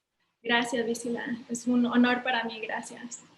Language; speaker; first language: Spanish; early bilingual, heritage; Spanish